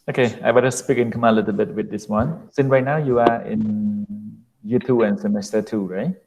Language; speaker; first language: English; non-native, fluent; Khmer